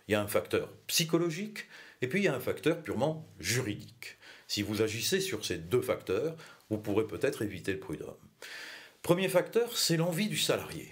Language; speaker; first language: French; native; French